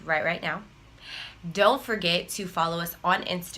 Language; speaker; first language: English; native; English